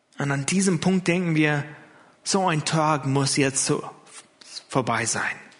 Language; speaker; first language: German; non-native, fluent; English